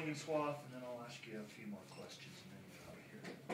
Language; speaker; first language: English; native; English